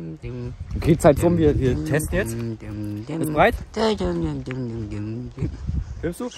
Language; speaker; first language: German; native; German